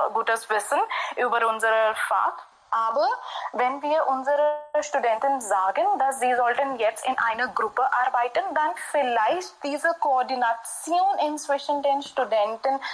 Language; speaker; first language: German; non-native, fluent; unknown